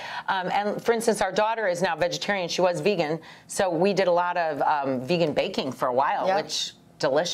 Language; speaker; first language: English; native; English